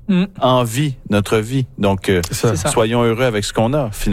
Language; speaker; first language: French; native; French